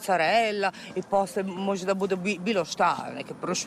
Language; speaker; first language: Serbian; non-native, fluent; Italian